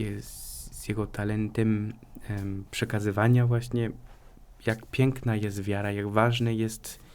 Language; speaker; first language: Polish; non-native, fluent; French